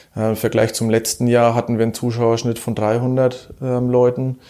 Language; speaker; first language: German; native; German